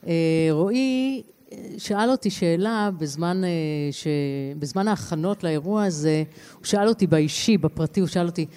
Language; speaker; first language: Hebrew; native; Hebrew